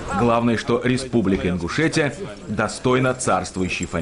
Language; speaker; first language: Russian; native; Russian